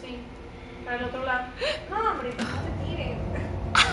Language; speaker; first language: Spanish; native; Spanish